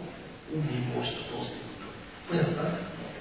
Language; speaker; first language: Russian; non-native, learner; Tibetan